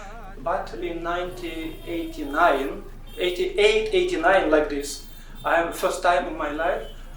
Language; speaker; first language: English; non-native, learner; Russian